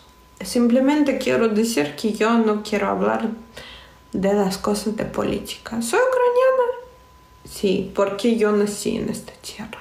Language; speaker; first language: Spanish; non-native, fluent; Russian